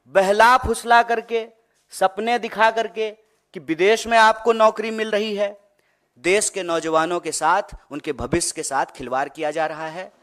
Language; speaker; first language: Hindi; native; Hindi